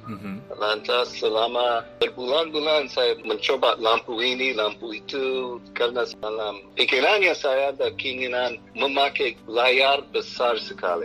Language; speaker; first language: Indonesian; non-native, fluent; English